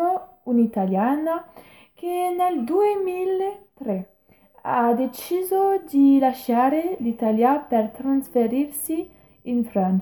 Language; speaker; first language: Italian; non-native, learner; French